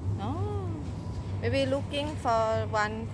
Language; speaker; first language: English; non-native, learner; Thai